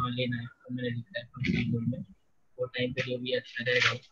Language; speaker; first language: Hindi; non-native, local second language; Gujarati